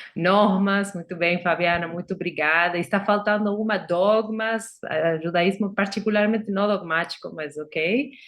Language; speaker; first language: Portuguese; non-native, fluent; Spanish